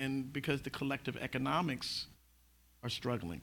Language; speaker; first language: English; native; English